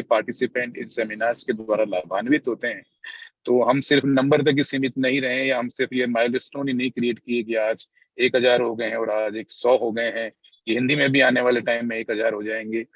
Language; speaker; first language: Hindi; native; Hindi